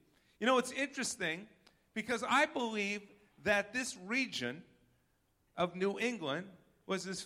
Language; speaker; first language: English; native; English